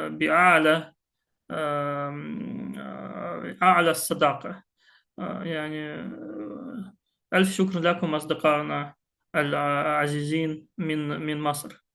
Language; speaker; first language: Arabic; non-native, fluent; Russian